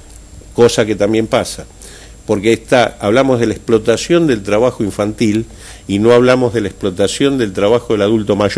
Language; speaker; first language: Spanish; native; Spanish